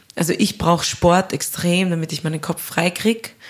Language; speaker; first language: German; native; German